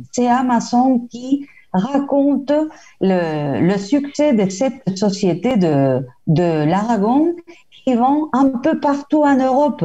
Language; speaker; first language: French; non-native, fluent; Spanish